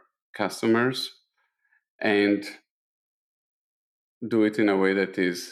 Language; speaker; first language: English; non-native, fluent; Italian